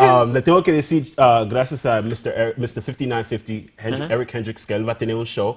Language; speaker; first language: Spanish; early bilingual, heritage; Spanish